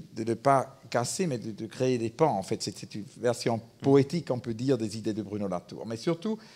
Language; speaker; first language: French; native; French